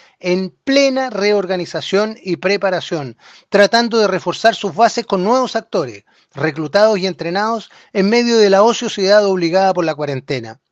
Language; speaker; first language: Spanish; native; Spanish